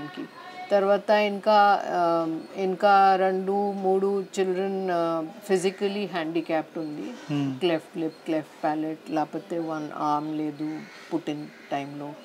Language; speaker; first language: Telugu; non-native, learner; Hindi